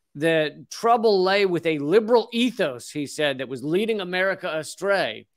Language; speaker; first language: English; native; English